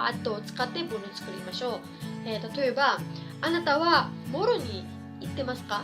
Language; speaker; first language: Japanese; non-native, fluent; Cebuano